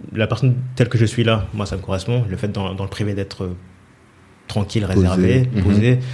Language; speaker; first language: French; native; French